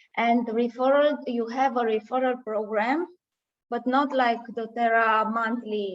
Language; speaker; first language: English; non-native, fluent; Romanian